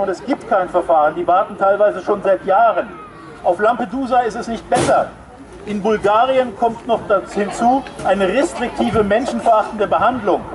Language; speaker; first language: German; native; German